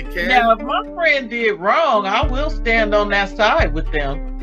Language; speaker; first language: English; native; English